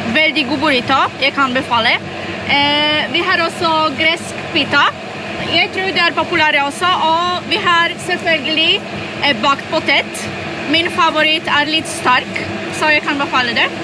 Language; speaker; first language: Norwegian; non-native, learner; Polish